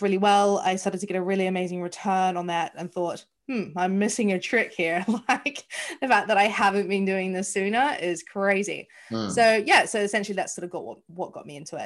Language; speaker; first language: English; native; English